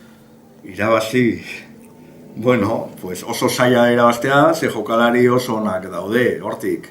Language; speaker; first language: Basque; non-native, local second language; Spanish